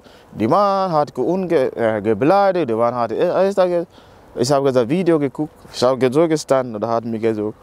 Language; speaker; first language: German; non-native, learner; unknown